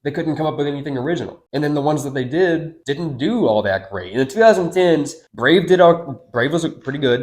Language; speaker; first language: English; native; English